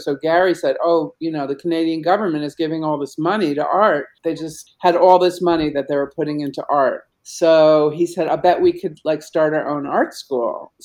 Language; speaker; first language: English; native; English